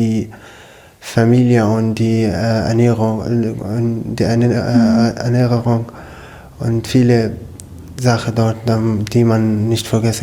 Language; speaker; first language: German; non-native, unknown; Arabic